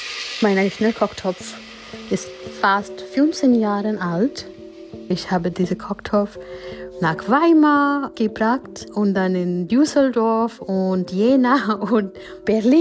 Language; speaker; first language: German; non-native, learner; Gujarati